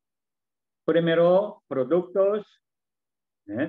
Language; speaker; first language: Spanish; non-native, learner; Korean